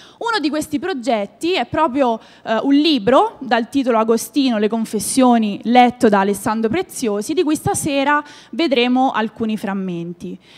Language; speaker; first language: Italian; native; Italian